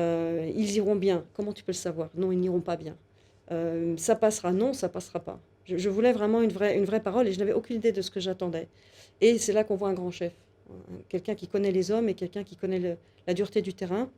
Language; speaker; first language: French; native; French